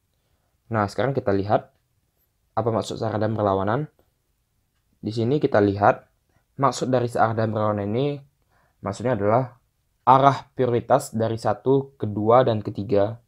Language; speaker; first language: Indonesian; native; Indonesian